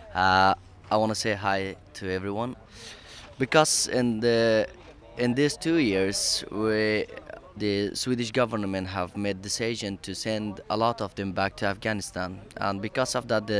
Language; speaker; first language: English; non-native, learner; Persian